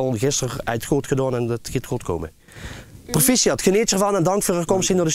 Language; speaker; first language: Dutch; native; Dutch